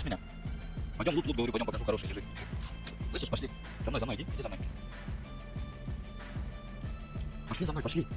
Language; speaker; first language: Russian; native; Russian